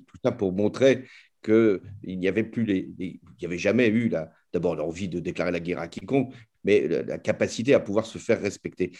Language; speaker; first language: French; native; French